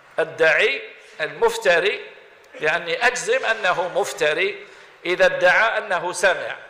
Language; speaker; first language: Arabic; native; Arabic